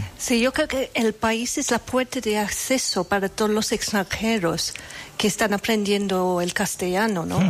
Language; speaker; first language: Spanish; non-native, fluent; English